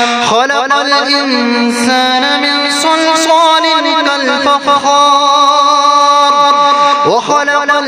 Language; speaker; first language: Arabic; native; Arabic